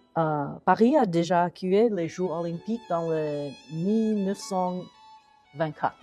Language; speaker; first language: French; non-native, learner; Chinese